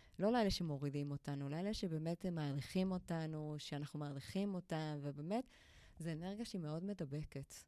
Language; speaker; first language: Hebrew; non-native, fluent; Spanish